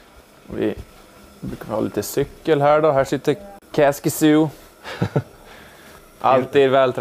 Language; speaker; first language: Swedish; native; Swedish